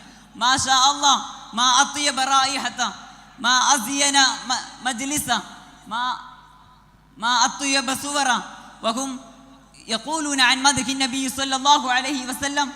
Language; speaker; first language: Arabic; non-native, learner; Malayalam